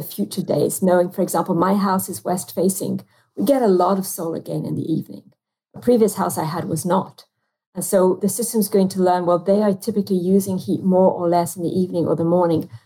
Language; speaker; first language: English; native; English